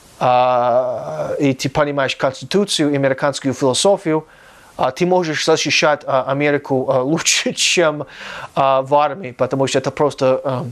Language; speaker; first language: Russian; non-native, learner; English